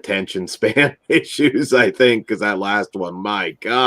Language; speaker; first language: English; native; English